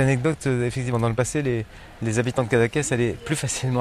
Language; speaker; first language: French; native; French